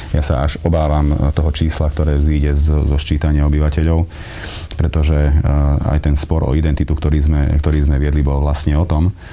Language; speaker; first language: Slovak; non-native, local second language; Hungarian